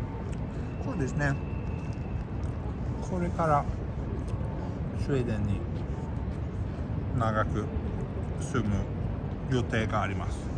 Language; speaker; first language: Japanese; non-native, fluent; Swedish